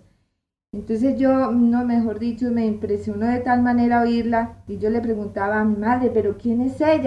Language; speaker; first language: Spanish; native; Spanish